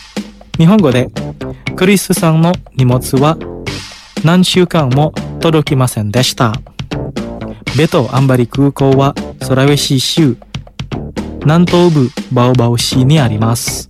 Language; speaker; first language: Japanese; non-native, fluent; Indonesian